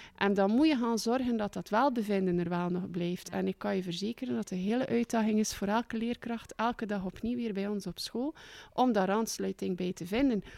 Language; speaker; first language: Dutch; native; Dutch